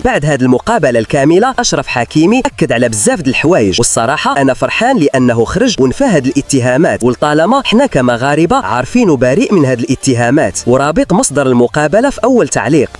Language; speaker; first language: Arabic; native; Arabic